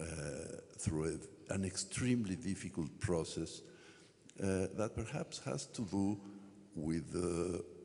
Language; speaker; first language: English; non-native, fluent; Spanish